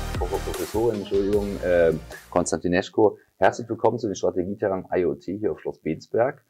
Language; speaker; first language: German; native; German